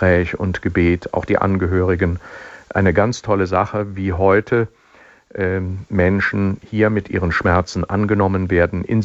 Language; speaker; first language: German; native; German